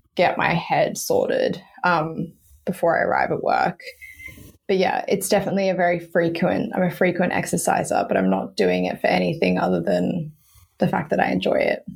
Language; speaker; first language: English; native; English